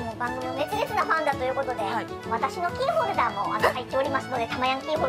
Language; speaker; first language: Japanese; native; Japanese